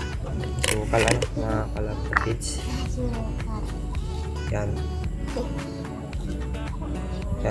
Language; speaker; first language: Filipino; native; Filipino